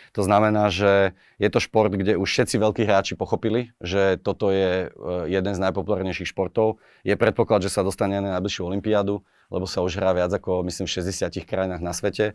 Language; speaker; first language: Slovak; native; Slovak